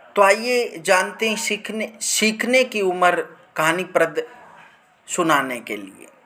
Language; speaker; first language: Hindi; native; Hindi